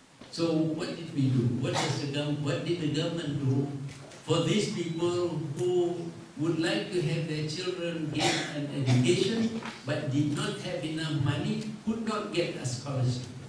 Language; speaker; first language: English; non-native, local second language; Malay